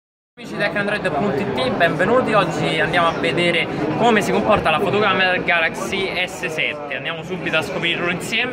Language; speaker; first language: Italian; native; Italian